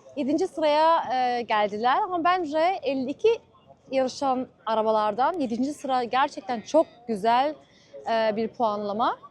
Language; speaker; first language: Turkish; early bilingual, heritage; Turkish